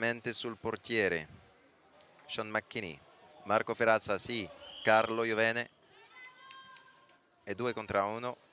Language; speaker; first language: Italian; non-native, fluent; French